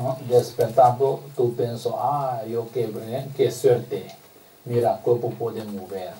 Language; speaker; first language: Spanish; non-native, learner; Tibetan